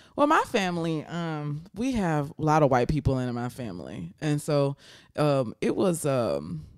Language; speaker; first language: English; native; English